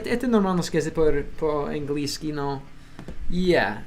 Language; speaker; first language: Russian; non-native, learner; English